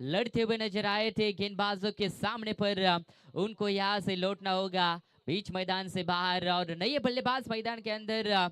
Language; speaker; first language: Hindi; non-native, local second language; Marathi